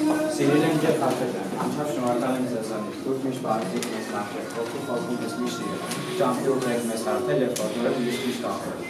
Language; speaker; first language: Armenian; native; Armenian